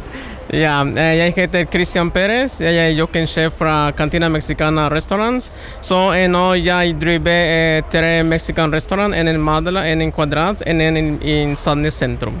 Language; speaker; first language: Norwegian; non-native, learner; Spanish